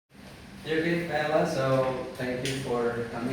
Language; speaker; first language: English; non-native, fluent; Indonesian